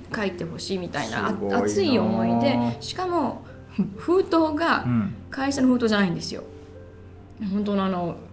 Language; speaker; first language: Japanese; native; Japanese